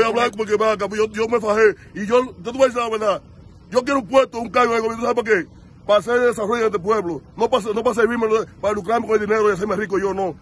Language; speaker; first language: Spanish; native; Spanish